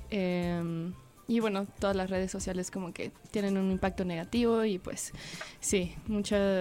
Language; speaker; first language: Spanish; native; Spanish